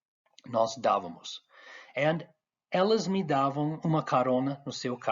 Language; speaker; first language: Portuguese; non-native, fluent; English